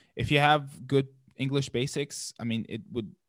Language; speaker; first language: English; non-native, fluent; Arabic